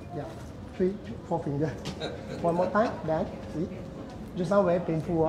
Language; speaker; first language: English; non-native, local second language; Chinese